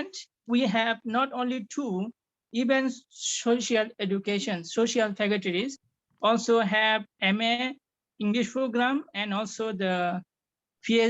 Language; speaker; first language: English; non-native, fluent; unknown